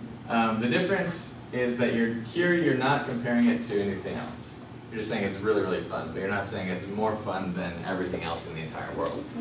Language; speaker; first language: English; native; English